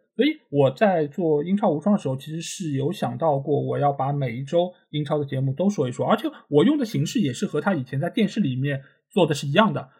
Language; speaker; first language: Chinese; non-native, local second language; Wu Chinese